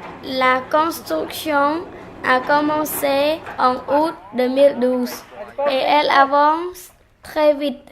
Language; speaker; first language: French; non-native, learner; Khmer